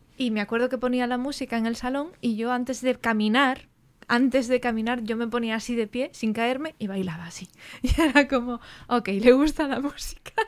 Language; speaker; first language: Spanish; native; Spanish